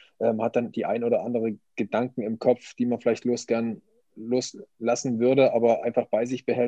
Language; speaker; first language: German; native; German